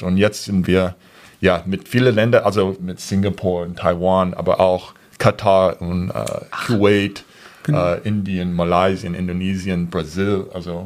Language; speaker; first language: German; non-native, fluent; English